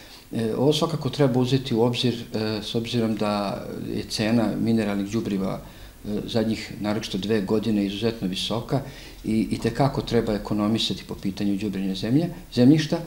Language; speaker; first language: Serbian; native; Serbian